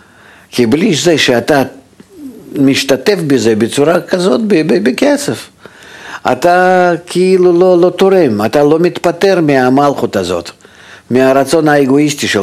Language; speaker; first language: Hebrew; non-native, fluent; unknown